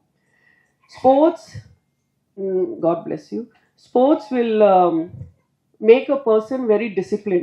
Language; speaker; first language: Tamil; non-native, fluent; Hindi